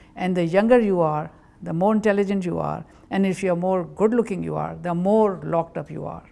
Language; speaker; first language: English; non-native, local second language; Urdu